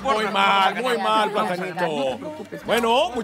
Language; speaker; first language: Spanish; native; Spanish